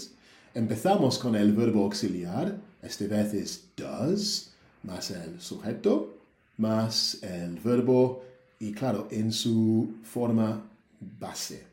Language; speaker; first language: Spanish; non-native, fluent; English